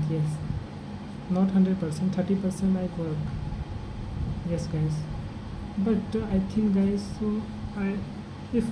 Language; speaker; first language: English; non-native, learner; Hindi